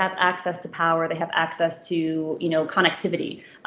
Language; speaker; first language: English; native; English